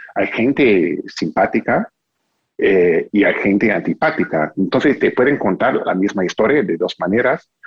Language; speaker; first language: Spanish; non-native, fluent; English